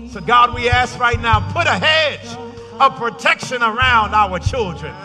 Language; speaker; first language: English; native; English